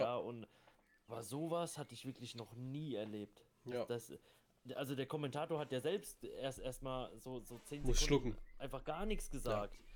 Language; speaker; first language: German; native; German